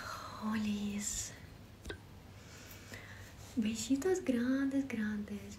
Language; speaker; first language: Spanish; non-native, learner; Ukrainian